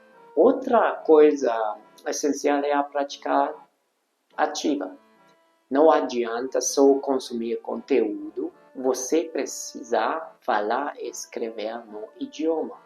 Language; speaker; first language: Portuguese; non-native, fluent; Hungarian